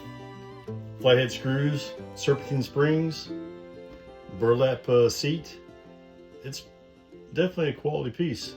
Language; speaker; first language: English; native; English